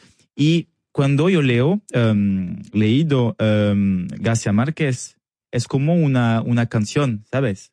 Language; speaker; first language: Spanish; non-native, learner; French